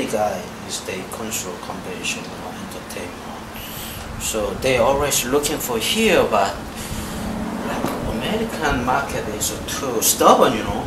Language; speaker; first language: English; non-native, learner; Korean